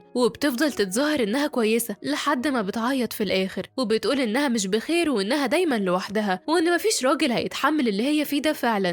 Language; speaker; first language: Arabic; native; Arabic